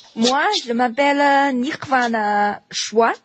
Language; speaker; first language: French; non-native, learner; Chinese